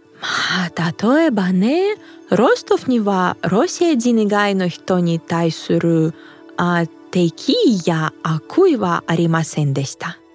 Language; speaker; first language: Japanese; non-native, fluent; Russian